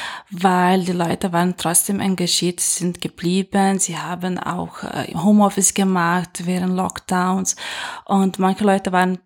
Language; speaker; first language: German; non-native, fluent; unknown